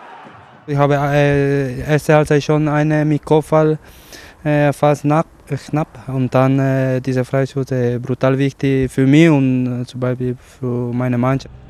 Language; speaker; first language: German; non-native, learner; Spanish